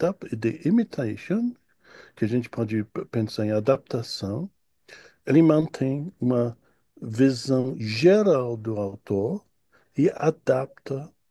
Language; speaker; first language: Portuguese; non-native, fluent; English